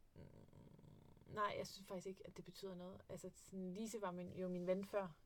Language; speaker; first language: Danish; native; Danish